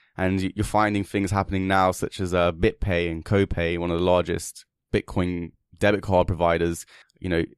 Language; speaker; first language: English; native; English